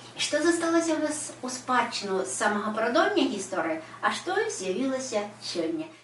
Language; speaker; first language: Belarusian; native; Belarusian